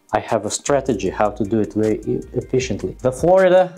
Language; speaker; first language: English; non-native, fluent; Russian